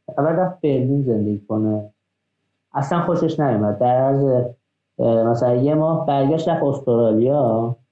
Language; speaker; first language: Persian; non-native, local second language; Azerbaijani